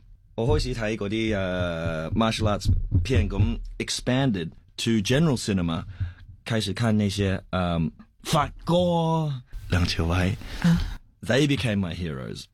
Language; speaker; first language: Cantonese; early bilingual, heritage; Cantonese